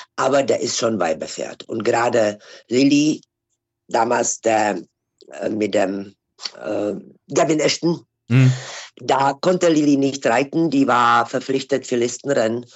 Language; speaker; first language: German; non-native, fluent; Czech